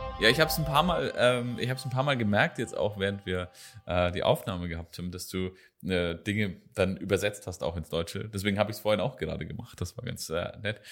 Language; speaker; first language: German; native; German